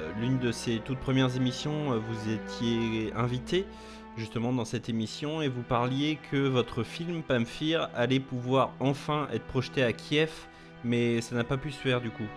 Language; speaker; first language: French; native; French